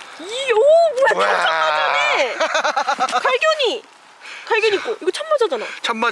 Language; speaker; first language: Korean; native; Korean